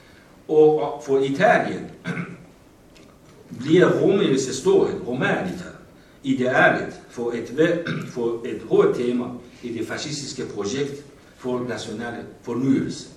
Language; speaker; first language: Danish; non-native, fluent; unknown